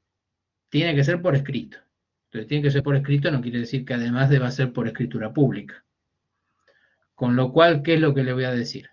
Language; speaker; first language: Spanish; native; Spanish